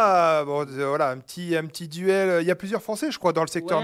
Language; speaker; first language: French; native; French